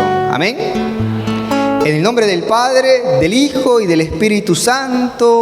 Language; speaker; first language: Spanish; native; Spanish